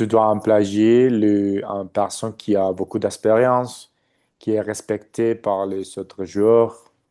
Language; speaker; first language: French; non-native, learner; Spanish